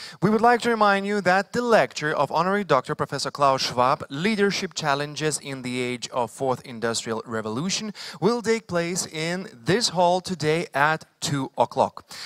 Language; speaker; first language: English; non-native, fluent; Lithuanian